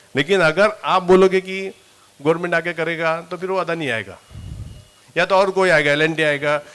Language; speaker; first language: Hindi; non-native, local second language; Marathi